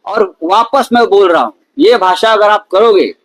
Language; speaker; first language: Hindi; non-native, local second language; Marathi